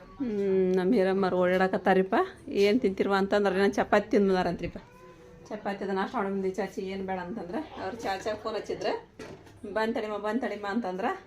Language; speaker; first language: Kannada; native; Kannada